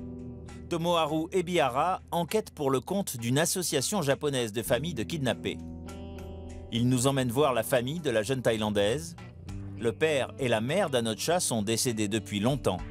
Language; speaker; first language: French; native; French